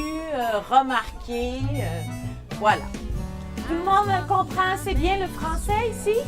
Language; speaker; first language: French; native; French